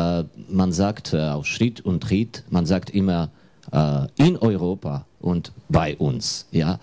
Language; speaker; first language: German; non-native, fluent; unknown